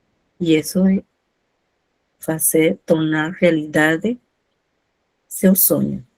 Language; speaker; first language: Portuguese; non-native, fluent; Spanish